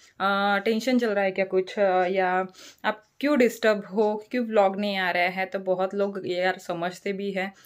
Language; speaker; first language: Hindi; non-native, local second language; Marathi